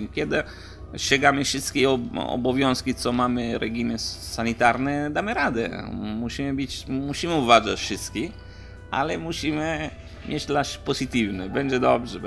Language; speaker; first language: Polish; non-native, learner; Italian